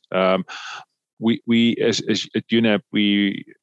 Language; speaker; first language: English; non-native, fluent; Dutch